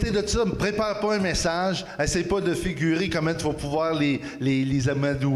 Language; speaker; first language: French; native; French